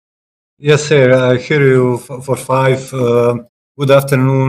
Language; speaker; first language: English; non-native, fluent; Bosnian